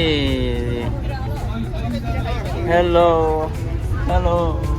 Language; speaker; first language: English; non-native, local second language; Nepali